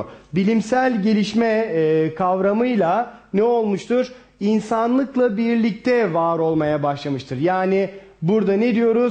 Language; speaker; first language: Turkish; native; Turkish